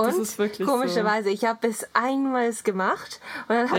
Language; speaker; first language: German; non-native, learner; Japanese